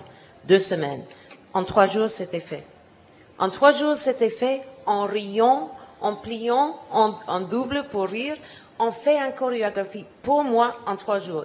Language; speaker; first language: French; non-native, learner; English